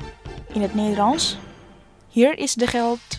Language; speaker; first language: Dutch; non-native, learner; Indonesian